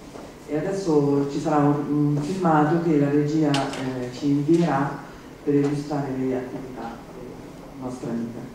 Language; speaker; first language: Italian; native; Italian